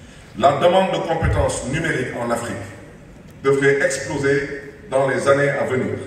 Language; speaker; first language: French; non-native, local second language; Wolof